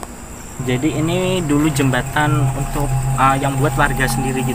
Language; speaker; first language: Indonesian; native; Indonesian